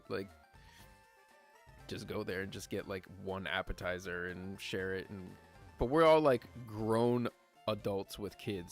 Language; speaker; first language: English; native; English